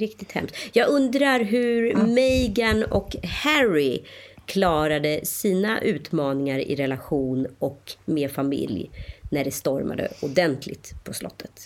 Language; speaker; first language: Swedish; native; Swedish